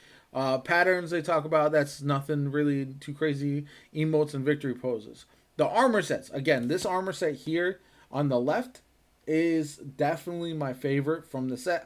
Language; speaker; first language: English; native; English